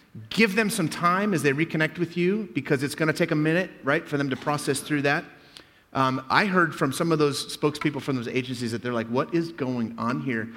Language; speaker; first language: English; native; English